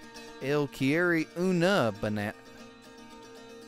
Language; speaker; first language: Spanish; non-native, learner; English